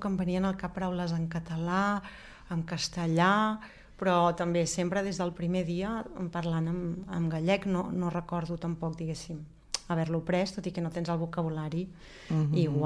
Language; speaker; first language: Catalan; early bilingual, other home language; Spanish